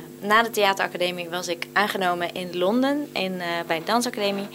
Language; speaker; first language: Dutch; native; Dutch